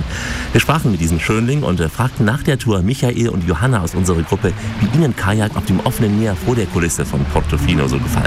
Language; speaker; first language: German; native; German